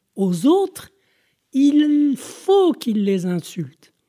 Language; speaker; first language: French; non-native, local second language; Arabic